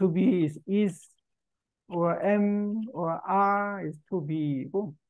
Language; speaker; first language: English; non-native, learner; Korean